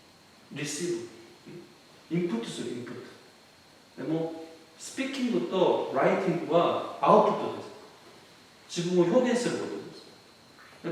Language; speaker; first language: Japanese; non-native, fluent; Korean